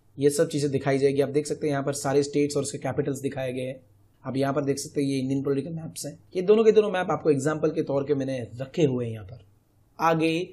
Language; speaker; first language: Hindi; non-native, local second language; Gujarati